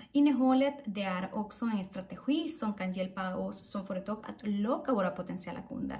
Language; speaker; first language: Swedish; non-native, fluent; Spanish